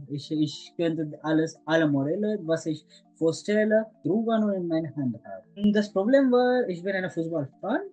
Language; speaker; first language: German; non-native, learner; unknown